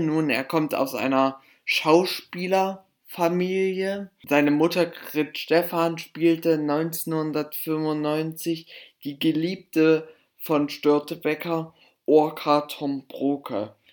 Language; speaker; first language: German; native; German